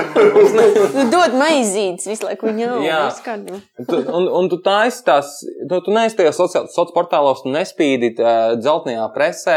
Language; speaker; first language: Latvian; native; Latvian